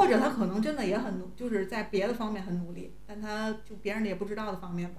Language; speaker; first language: Chinese; native; Chinese